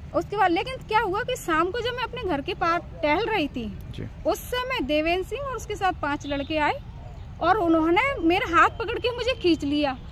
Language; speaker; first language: Hindi; native; Hindi